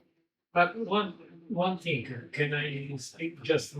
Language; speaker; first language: English; non-native, learner; Italian